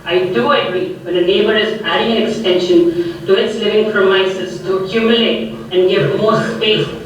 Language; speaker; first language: English; non-native, local second language; Punjabi